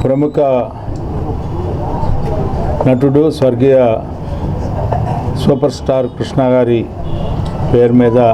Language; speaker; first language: Telugu; native; Telugu